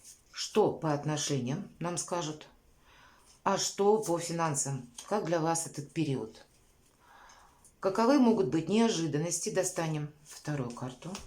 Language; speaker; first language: Russian; native; Russian